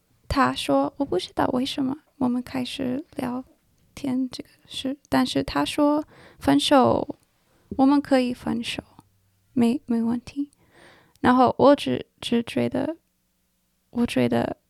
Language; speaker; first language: Chinese; non-native, learner; English